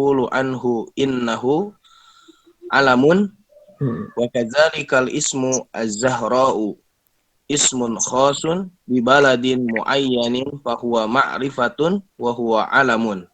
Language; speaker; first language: Arabic; non-native, learner; Indonesian